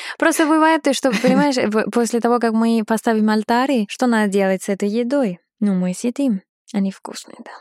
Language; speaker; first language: Russian; non-native, fluent; Spanish